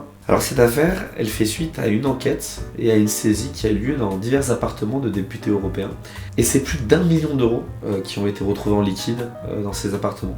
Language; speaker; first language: French; native; French